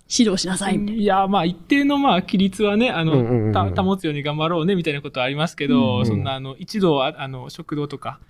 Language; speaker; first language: Japanese; native; Japanese